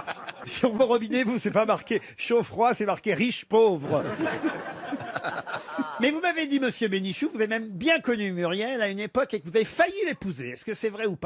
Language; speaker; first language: French; native; French